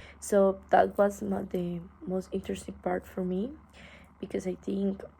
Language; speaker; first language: English; non-native, learner; Spanish